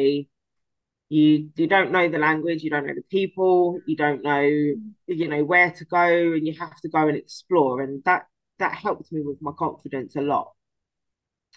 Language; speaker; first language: English; native; English